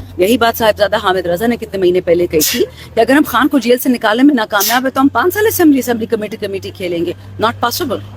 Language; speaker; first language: Urdu; non-native, local second language; Pashto